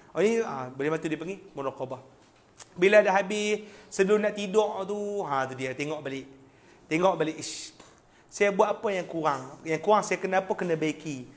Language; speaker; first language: Malay; native; Malay